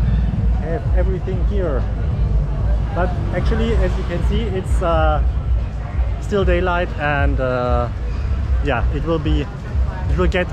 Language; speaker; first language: English; non-native, fluent; German